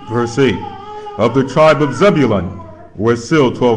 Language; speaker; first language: English; native; English